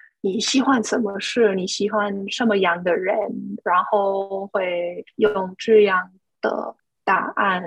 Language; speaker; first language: Chinese; non-native, fluent; English